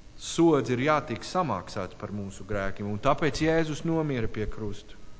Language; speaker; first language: Latvian; non-native, learner; English